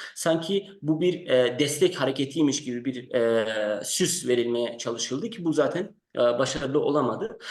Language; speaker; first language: Turkish; non-native, fluent; Persian